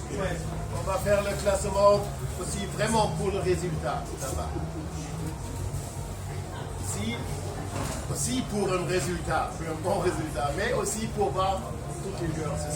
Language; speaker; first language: French; non-native, fluent; German